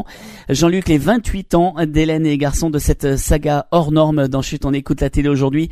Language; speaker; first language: French; native; French